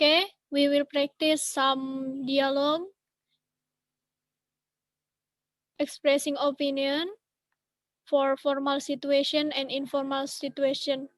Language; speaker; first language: English; non-native, learner; Indonesian